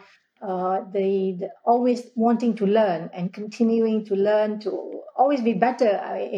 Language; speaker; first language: English; non-native, local second language; Malay